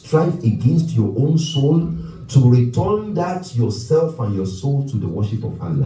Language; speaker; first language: English; non-native, local second language; Yoruba